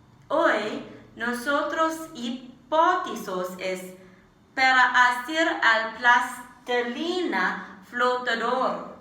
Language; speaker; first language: Spanish; non-native, learner; English